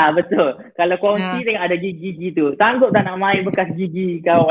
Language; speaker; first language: Malay; native; Malay